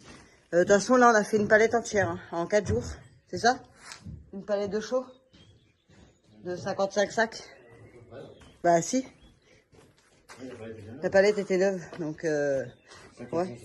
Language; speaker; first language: French; native; French